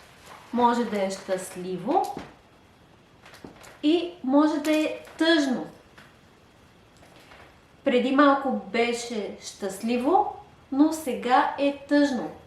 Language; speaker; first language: Bulgarian; non-native, learner; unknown